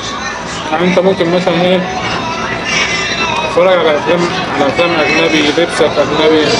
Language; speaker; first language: Arabic; native; Arabic